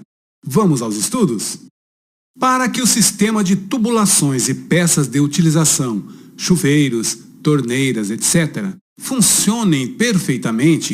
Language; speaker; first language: Portuguese; native; Portuguese